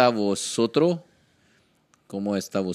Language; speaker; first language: Spanish; non-native, learner; Hindi